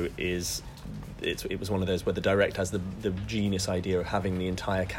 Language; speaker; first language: English; native; English